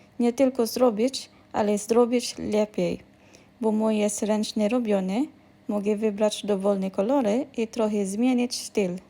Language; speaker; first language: Polish; non-native, learner; Filipino